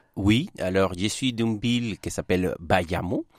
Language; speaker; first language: French; non-native, fluent; Spanish